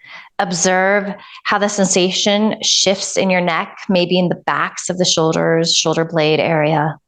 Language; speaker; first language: English; native; English